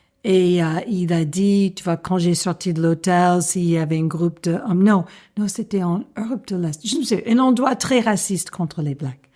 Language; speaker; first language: French; non-native, fluent; English